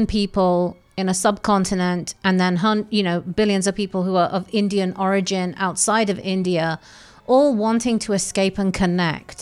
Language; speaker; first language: English; native; English